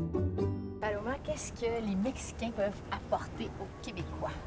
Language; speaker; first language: French; native; French